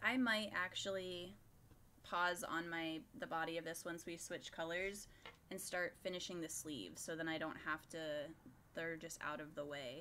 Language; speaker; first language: English; native; English